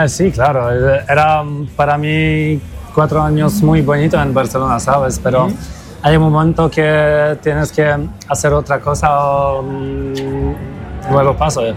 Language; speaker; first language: Spanish; non-native, learner; Polish